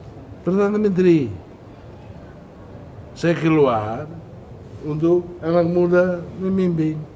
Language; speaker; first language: Indonesian; non-native, fluent; Tetum